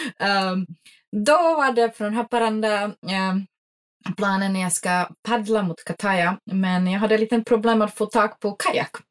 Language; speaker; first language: Swedish; non-native, fluent; Czech